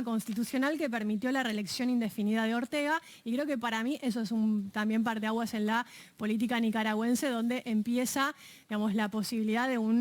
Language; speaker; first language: Spanish; native; Spanish